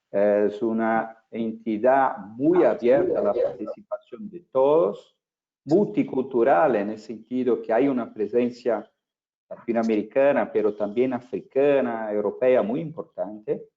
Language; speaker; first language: Spanish; non-native, fluent; Portuguese